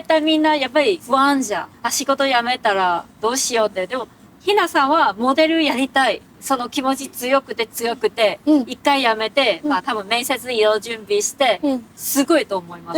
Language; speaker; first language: Japanese; non-native, learner; Cantonese